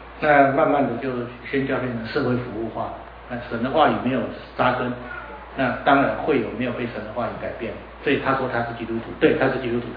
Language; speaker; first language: Chinese; native; Chinese